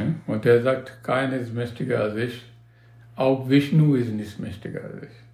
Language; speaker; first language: German; non-native, learner; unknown